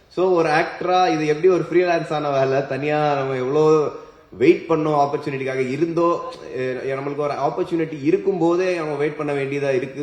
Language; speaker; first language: Tamil; native; Tamil